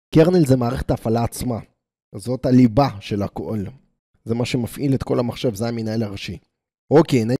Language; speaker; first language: Hebrew; native; Hebrew